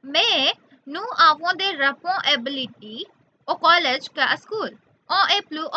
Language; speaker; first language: French; non-native, learner; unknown